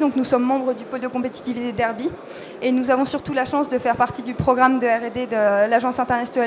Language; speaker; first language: French; native; French